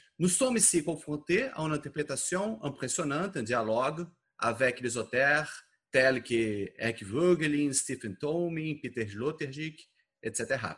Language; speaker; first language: French; non-native, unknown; Portuguese